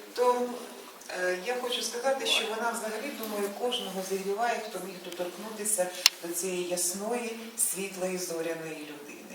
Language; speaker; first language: Ukrainian; native; Ukrainian